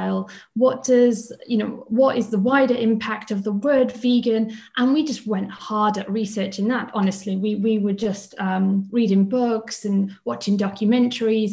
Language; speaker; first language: English; native; English